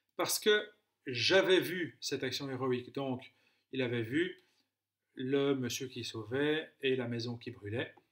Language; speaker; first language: French; native; French